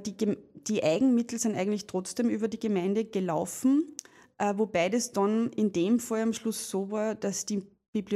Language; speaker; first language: German; native; German